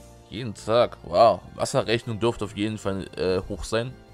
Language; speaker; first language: German; native; German